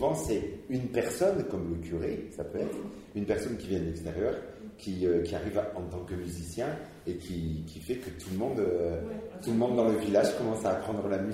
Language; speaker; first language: French; native; French